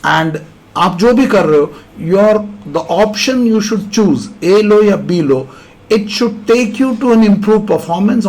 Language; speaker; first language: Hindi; non-native, local second language; Malayalam